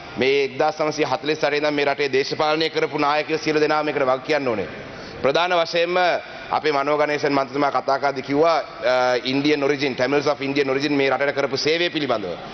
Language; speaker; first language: Sinhala; non-native, local second language; Tamil